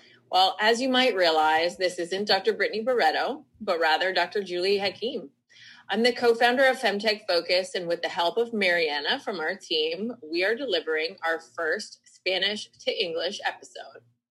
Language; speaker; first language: English; native; English